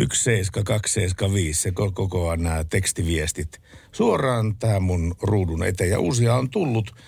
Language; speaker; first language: Finnish; native; Finnish